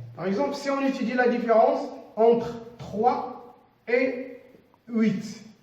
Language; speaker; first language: French; non-native, local second language; Arabic